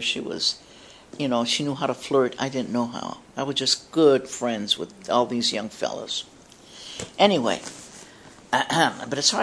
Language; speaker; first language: English; early bilingual, other home language; Spanish